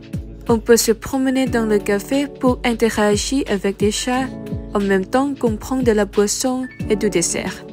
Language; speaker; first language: French; non-native, fluent; Thai